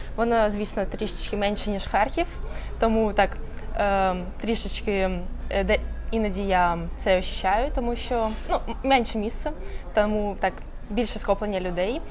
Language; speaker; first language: Ukrainian; non-native, local second language; Russian